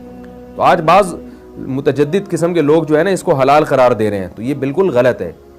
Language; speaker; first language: Urdu; native; Urdu